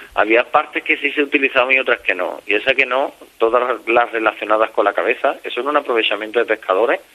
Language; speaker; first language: Spanish; native; Spanish